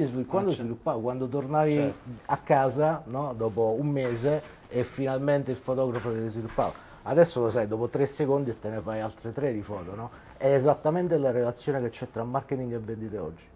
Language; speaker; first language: Italian; native; Italian